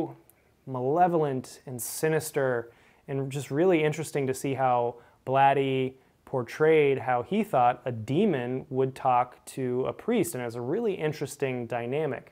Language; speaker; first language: English; native; English